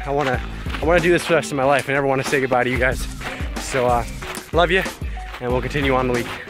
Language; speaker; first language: English; native; English